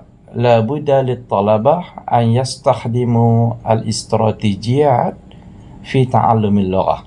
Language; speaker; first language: Arabic; non-native, fluent; Malay